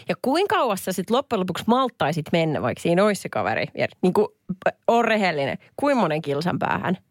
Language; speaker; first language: Finnish; native; Finnish